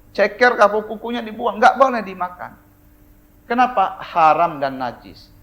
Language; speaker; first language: Indonesian; non-native, local second language; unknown